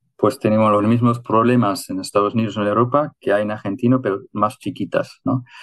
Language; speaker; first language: Spanish; non-native, fluent; German